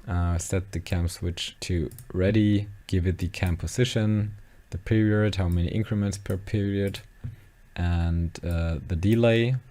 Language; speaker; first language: English; non-native, fluent; German